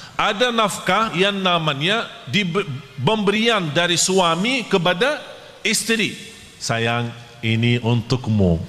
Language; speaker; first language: Malay; non-native, fluent; Arabic